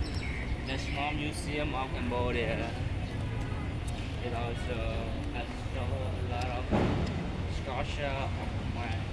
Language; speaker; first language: English; non-native, learner; Khmer